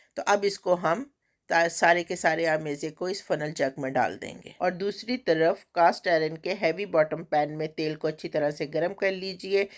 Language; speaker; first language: Urdu; native; Urdu